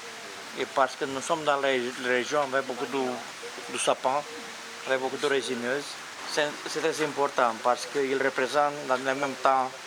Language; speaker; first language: French; non-native, fluent; Romanian